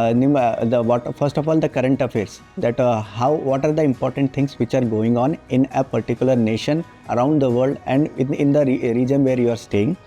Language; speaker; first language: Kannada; non-native, local second language; Urdu